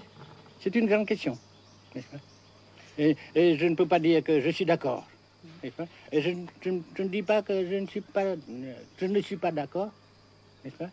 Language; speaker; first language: French; non-native, local second language; Vietnamese